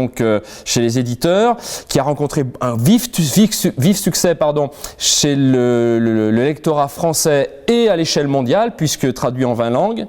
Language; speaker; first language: French; native; French